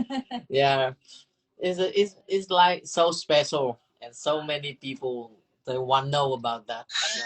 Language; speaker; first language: English; non-native, learner; Vietnamese